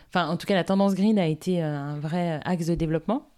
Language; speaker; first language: French; native; French